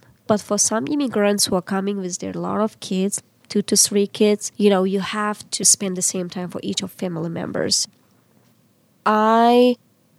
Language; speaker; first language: English; non-native, fluent; Uzbek